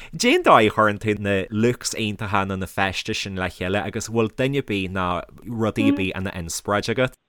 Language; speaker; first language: Irish; native; Irish